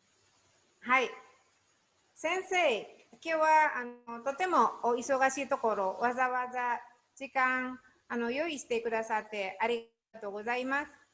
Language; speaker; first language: Japanese; non-native, learner; Indonesian